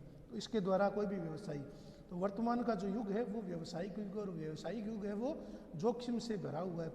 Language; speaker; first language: Hindi; native; Hindi